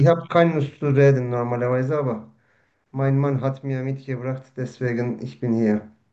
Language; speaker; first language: German; non-native, learner; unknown